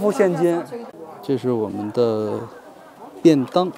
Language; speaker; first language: Chinese; native; Chinese